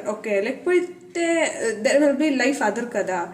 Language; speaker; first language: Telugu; non-native, learner; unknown